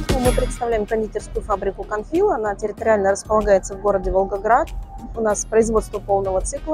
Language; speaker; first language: Russian; native; Russian